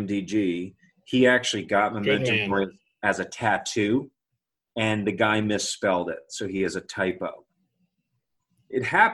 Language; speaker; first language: English; native; English